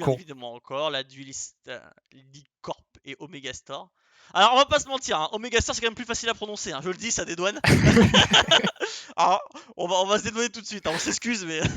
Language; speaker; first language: French; native; French